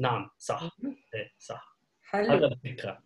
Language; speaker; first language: Arabic; non-native, learner; Dutch